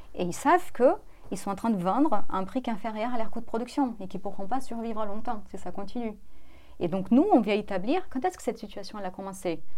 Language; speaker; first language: French; non-native, fluent; Portuguese